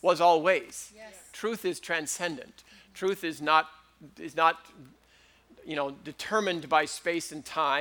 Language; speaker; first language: English; native; English